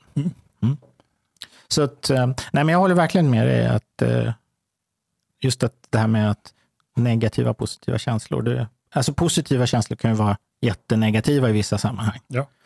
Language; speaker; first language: Swedish; native; Swedish